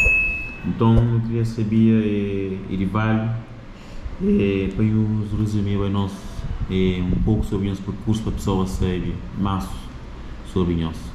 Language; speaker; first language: Portuguese; non-native, local second language; Kabuverdianu